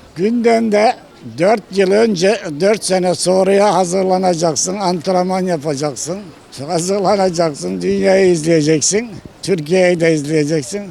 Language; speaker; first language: Turkish; native; Turkish